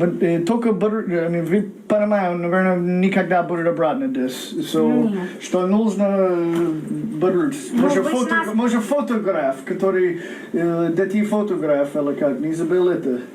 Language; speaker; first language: Russian; non-native, learner; English